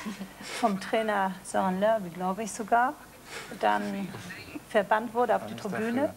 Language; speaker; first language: German; native; German